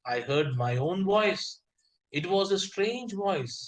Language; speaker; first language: English; non-native, local second language; Malayalam